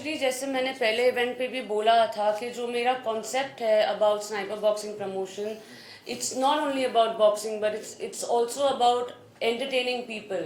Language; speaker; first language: Hindi; native; Hindi